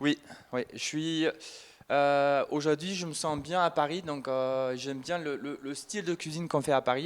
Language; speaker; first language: French; non-native, fluent; German